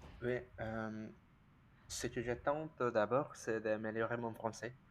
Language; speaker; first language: French; non-native, fluent; Spanish